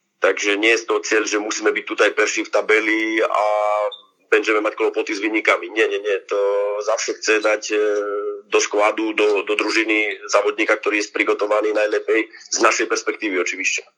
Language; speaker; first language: Polish; non-native, learner; Slovak